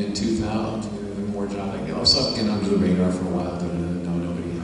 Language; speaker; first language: English; native; English